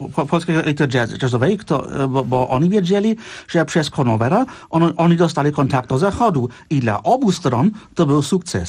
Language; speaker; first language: Polish; non-native, fluent; Czech